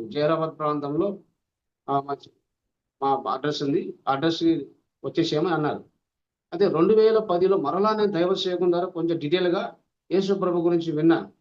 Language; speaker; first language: Telugu; non-native, local second language; Lambadi